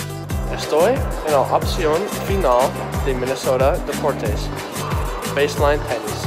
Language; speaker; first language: Spanish; non-native, learner; English